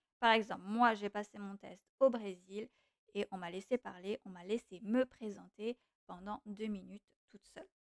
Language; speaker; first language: French; non-native, fluent; Portuguese